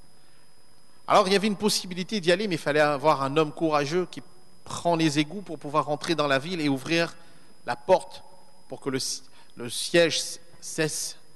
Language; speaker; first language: French; native; French